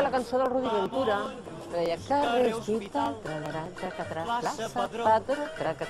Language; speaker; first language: Catalan; native; Catalan